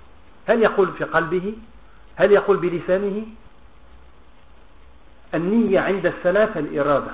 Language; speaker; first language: Arabic; non-native, fluent; French